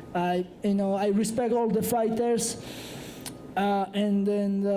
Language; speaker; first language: English; non-native, learner; Georgian